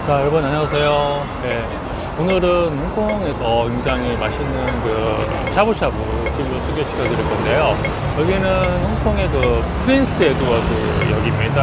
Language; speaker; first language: Korean; native; Korean